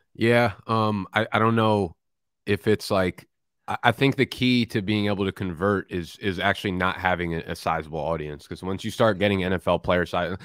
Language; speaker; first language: English; native; English